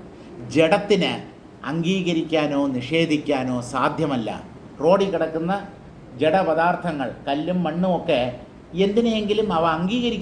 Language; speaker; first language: Malayalam; native; Malayalam